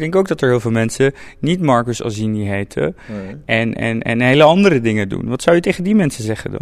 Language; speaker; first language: Dutch; native; Dutch